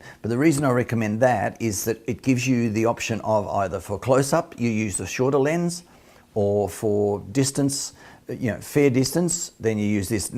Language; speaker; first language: English; native; English